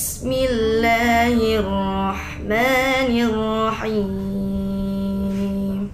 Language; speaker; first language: Arabic; non-native, learner; Indonesian